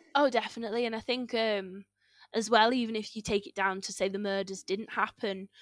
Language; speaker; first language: English; native; English